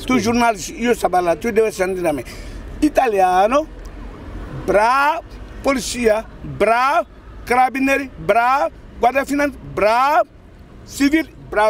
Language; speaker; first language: Italian; non-native, learner; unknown